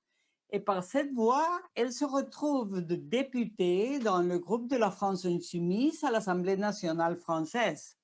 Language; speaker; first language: French; non-native, fluent; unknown